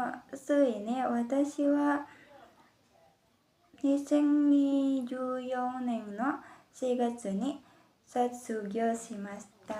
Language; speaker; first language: Japanese; non-native, learner; Indonesian